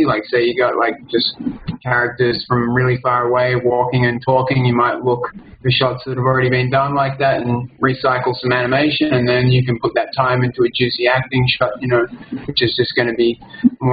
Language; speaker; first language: English; native; English